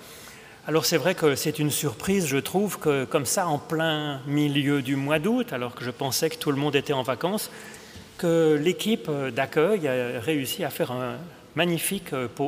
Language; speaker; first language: French; native; French